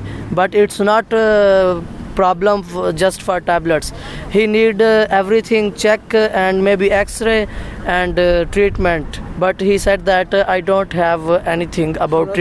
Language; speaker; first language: English; non-native, learner; Punjabi